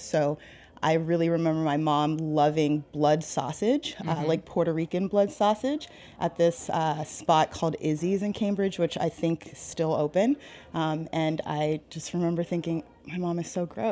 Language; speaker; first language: English; native; English